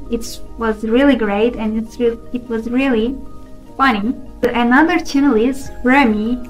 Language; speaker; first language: English; non-native, learner; Turkish